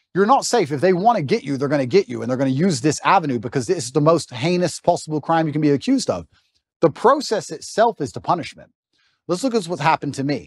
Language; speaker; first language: English; native; English